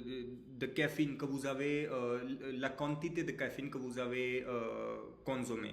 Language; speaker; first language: French; non-native, learner; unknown